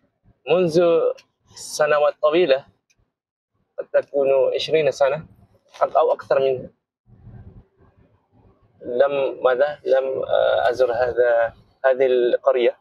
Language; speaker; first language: Arabic; non-native, fluent; Malay